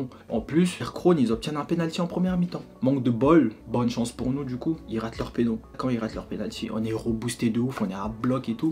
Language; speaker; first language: French; native; French